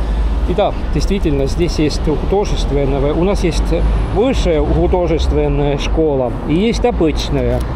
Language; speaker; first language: Russian; non-native, learner; Estonian